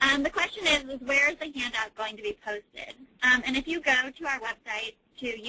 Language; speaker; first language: English; native; English